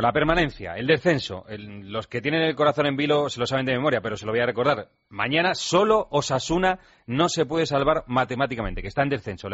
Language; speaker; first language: Spanish; native; Spanish